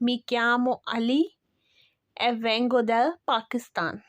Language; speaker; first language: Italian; non-native, fluent; Urdu